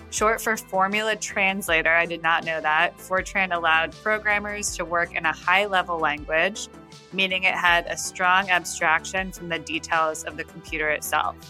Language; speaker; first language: English; native; English